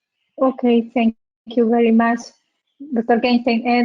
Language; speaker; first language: English; non-native, learner; Spanish